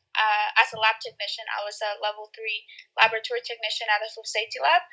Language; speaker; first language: English; early bilingual, other home language; Spanish